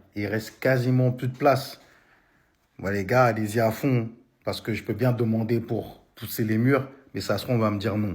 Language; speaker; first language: French; native; French